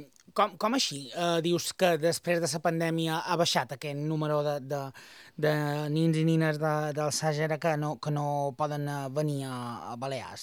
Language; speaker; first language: Catalan; native; Catalan